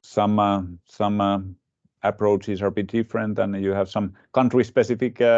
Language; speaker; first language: English; non-native, fluent; Finnish